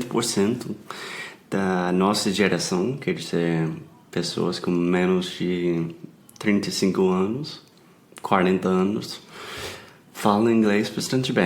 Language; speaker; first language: Portuguese; non-native, fluent; English